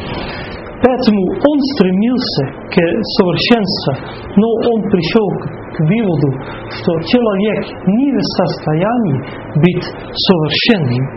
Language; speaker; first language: Russian; non-native, fluent; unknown